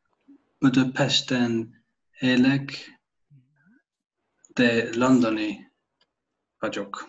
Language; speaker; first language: Hungarian; non-native, learner; English